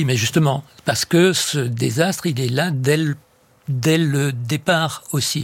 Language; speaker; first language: French; native; French